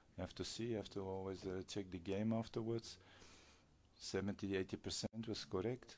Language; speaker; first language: English; non-native, fluent; Dutch